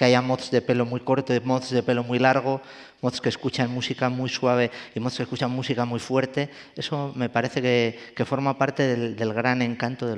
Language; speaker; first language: Spanish; native; Spanish